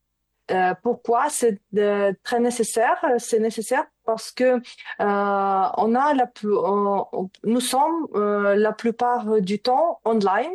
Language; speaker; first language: French; non-native, learner; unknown